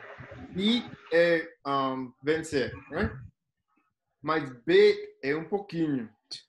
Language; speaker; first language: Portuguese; non-native, learner; Spanish